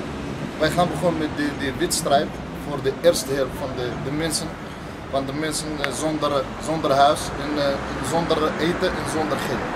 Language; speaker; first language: Dutch; non-native, learner; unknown